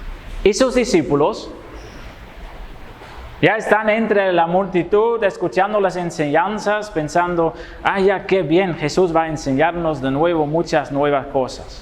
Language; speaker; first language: Spanish; non-native, fluent; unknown